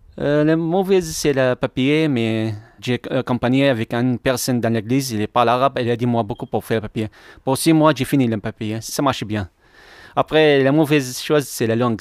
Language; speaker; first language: French; non-native, learner; Arabic